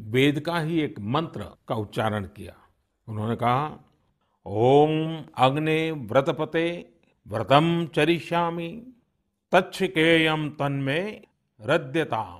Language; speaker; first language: Hindi; non-native, local second language; Gujarati